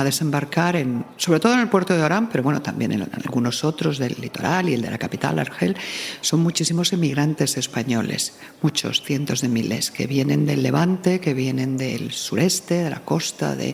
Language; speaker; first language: Spanish; native; Spanish